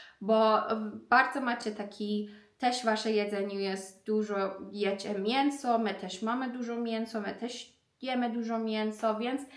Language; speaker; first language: Polish; non-native, learner; Persian